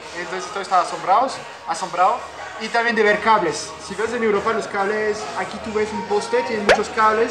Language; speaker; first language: Spanish; non-native, fluent; French